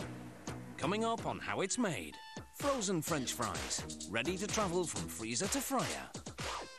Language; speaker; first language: English; native; English